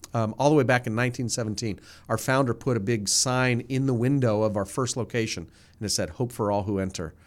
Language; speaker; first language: English; native; English